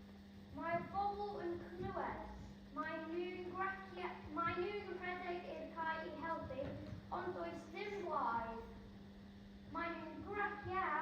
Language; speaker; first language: Welsh; non-native, local second language; English